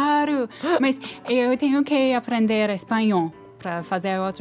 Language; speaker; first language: Portuguese; non-native, fluent; English